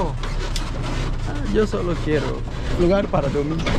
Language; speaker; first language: Spanish; non-native, learner; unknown